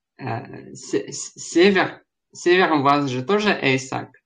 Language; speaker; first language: Russian; native; Russian